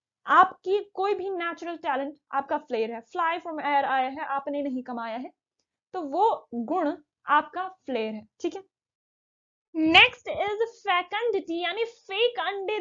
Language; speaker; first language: Hindi; native; Hindi